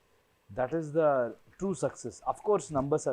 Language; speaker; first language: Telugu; non-native, learner; Kannada